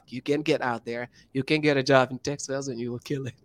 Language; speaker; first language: English; non-native, fluent; Wolof